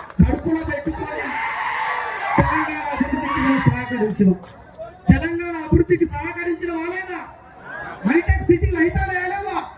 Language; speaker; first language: Telugu; non-native, local second language; Koya